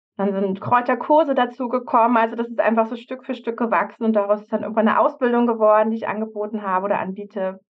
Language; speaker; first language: German; native; German